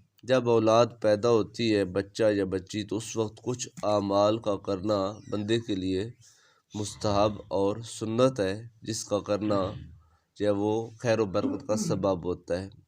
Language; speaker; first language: Urdu; native; Urdu